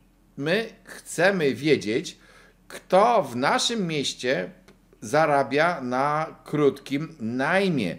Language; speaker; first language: Polish; native; Polish